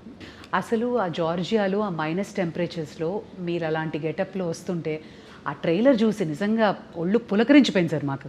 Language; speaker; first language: Telugu; native; Telugu